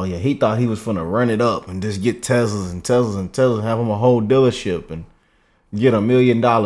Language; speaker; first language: English; native; English